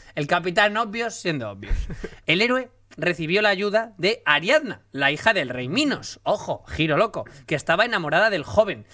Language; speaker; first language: Spanish; native; Spanish